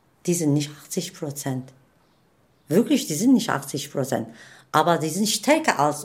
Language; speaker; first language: German; non-native, learner; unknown